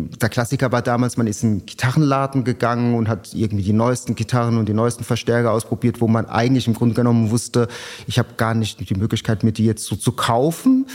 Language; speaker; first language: German; native; German